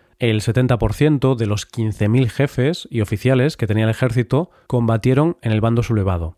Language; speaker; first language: Spanish; native; Spanish